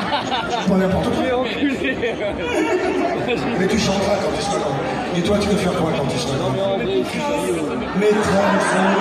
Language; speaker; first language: French; native; French